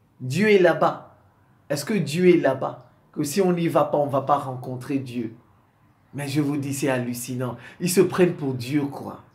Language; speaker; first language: French; non-native, local second language; Sango